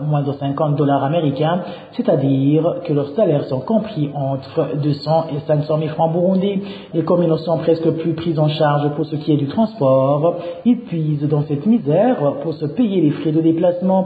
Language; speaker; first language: French; non-native, local second language; Rundi